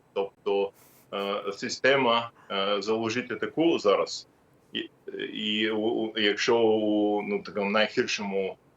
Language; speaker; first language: Ukrainian; non-native, fluent; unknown